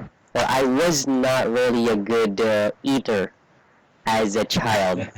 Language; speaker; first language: English; non-native, fluent; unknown